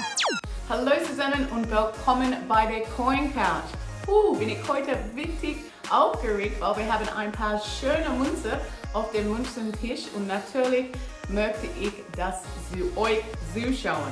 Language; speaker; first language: German; non-native, learner; English